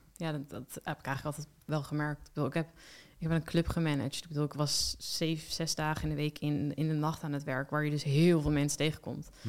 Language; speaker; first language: Dutch; native; Dutch